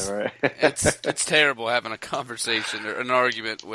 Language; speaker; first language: English; native; English